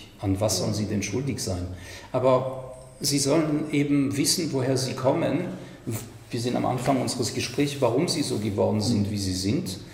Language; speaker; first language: German; non-native, fluent; French